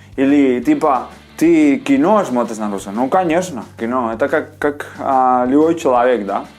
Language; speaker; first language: Russian; non-native, fluent; Spanish